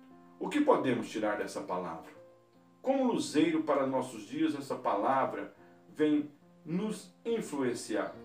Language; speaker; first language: Portuguese; native; Portuguese